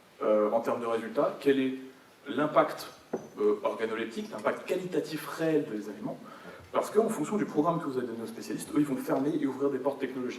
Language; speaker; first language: French; native; French